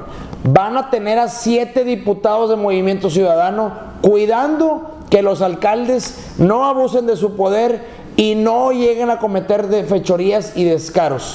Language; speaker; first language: Spanish; native; Spanish